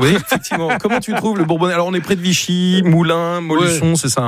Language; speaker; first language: French; native; French